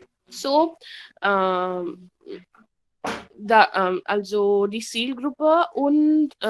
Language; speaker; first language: German; non-native, learner; Hindi